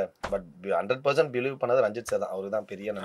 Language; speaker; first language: Tamil; native; Tamil